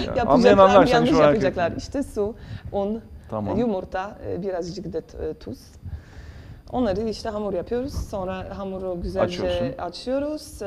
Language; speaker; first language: Turkish; non-native, fluent; Polish